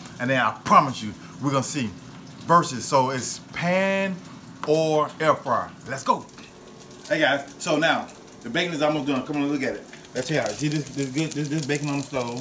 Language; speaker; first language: English; native; English